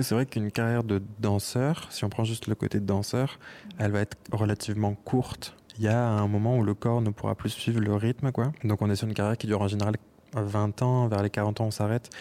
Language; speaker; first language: French; native; French